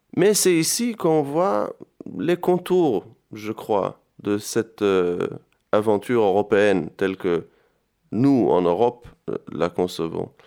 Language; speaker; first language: French; non-native, fluent; Hebrew